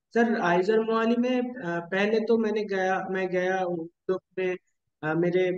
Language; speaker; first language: Hindi; non-native, local second language; Bangla